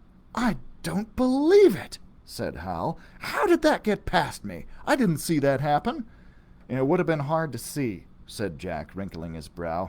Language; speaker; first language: English; native; English